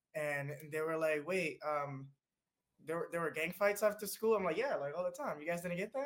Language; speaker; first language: English; early bilingual, other home language; Spanish